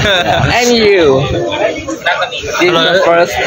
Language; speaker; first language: English; non-native, learner; Thai